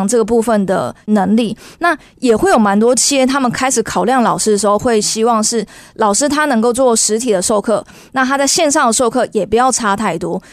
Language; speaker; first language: Chinese; native; Chinese